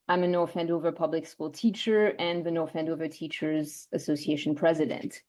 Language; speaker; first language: English; non-native, fluent; French